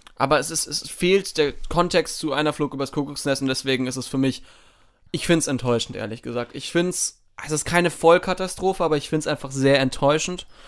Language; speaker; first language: German; native; German